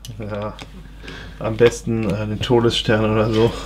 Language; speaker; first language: German; native; German